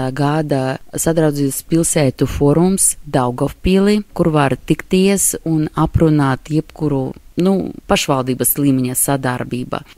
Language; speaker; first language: Latvian; non-native, local second language; Russian